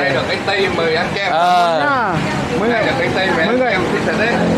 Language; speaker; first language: Vietnamese; native; Vietnamese